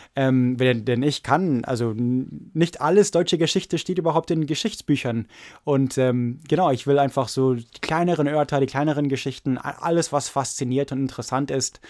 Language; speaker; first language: German; non-native, fluent; English